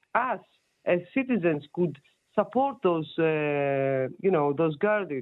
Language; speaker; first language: English; non-native, fluent; Greek